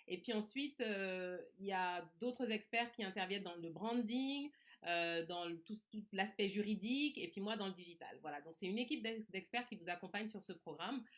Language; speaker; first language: French; native; French